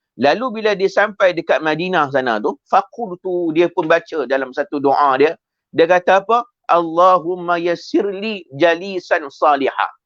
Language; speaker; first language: Malay; native; Malay